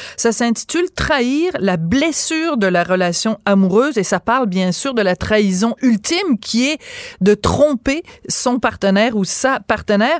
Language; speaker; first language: French; native; French